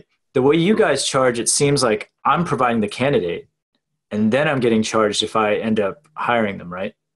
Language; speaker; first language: English; native; English